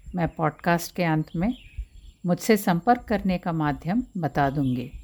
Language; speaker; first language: Hindi; non-native, local second language; Telugu